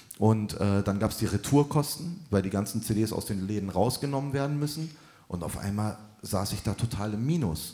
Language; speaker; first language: German; native; German